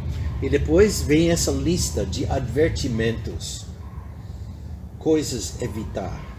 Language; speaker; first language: Portuguese; non-native, fluent; English